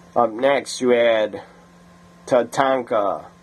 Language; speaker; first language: English; native; English